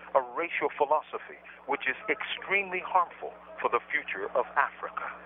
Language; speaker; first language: English; native; English